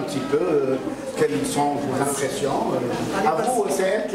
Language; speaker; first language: French; non-native, local second language; Arabic